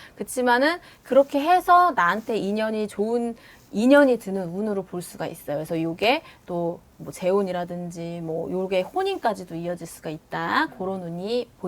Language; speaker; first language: Korean; native; Korean